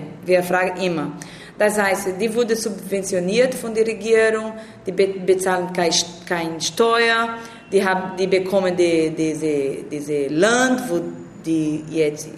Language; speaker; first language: German; non-native, learner; Portuguese